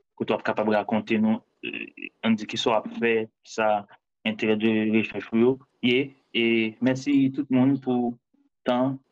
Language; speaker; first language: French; non-native, local second language; Haitian Creole